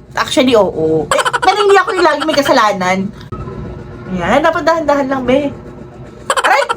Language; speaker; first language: Filipino; native; Filipino